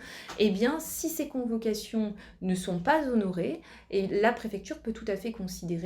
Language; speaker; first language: French; native; French